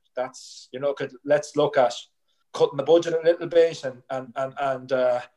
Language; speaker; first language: English; native; English